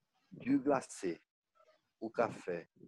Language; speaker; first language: French; non-native, learner; Portuguese